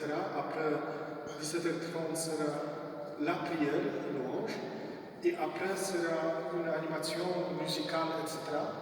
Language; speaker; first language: French; non-native, learner; Polish